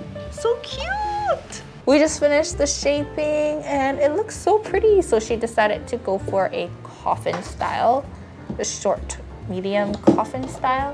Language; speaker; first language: English; early bilingual, other home language; Korean